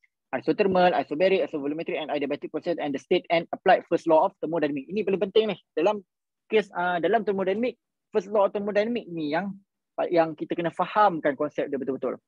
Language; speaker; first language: English; non-native, local second language; Malay